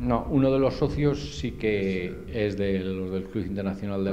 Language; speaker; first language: Spanish; native; Spanish